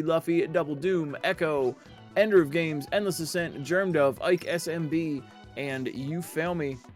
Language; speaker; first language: English; native; English